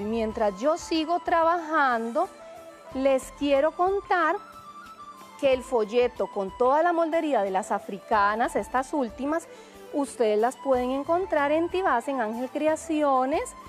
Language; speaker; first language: Spanish; native; Spanish